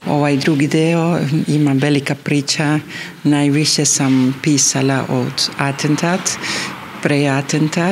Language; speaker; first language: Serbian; early bilingual, heritage; Spanish